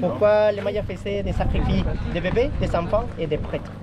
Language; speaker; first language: French; non-native, learner; Spanish